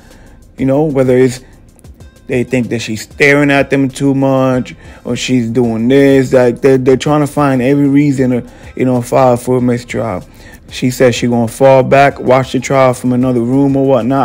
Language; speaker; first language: English; native; English